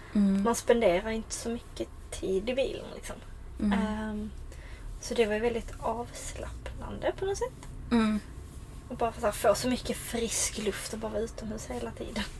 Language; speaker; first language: Swedish; native; Swedish